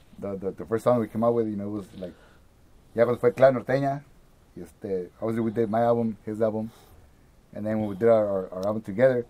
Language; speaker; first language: English; early bilingual, other home language; Spanish